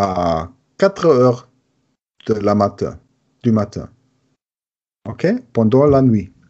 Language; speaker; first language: French; non-native, learner; German